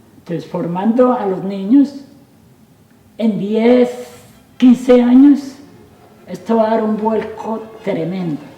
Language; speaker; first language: Spanish; native; Spanish